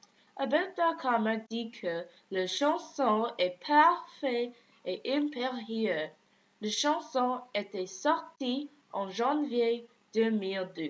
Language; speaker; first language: French; non-native, learner; English